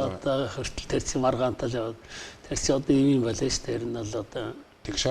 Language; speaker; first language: Mongolian; native; Mongolian